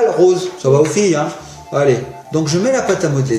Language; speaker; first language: French; native; French